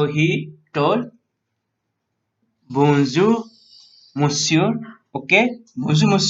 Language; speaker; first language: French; non-native, learner; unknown